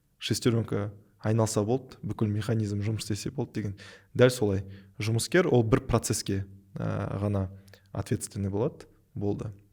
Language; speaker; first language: Kazakh; non-native, local second language; Russian